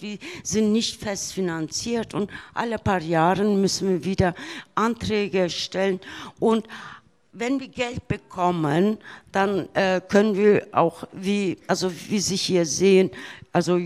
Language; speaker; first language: German; early bilingual, other home language; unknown